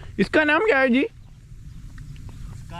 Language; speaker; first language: Hindi; non-native, local second language; Malayalam